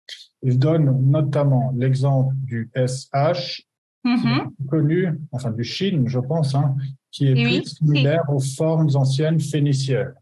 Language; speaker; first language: French; native; French